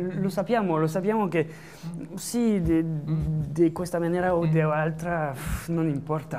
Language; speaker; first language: Italian; non-native, learner; French